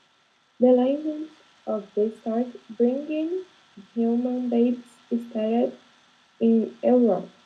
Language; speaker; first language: English; non-native, learner; Portuguese